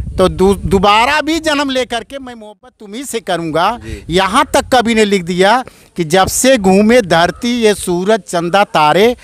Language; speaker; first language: Hindi; native; Hindi